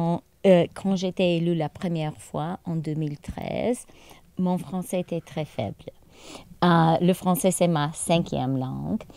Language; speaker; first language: French; non-native, local second language; English